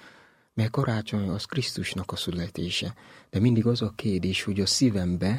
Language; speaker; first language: Hungarian; non-native, fluent; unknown